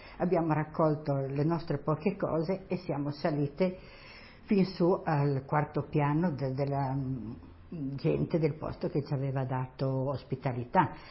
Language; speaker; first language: Italian; native; Italian